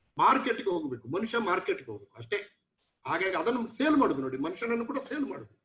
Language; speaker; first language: Kannada; non-native, local second language; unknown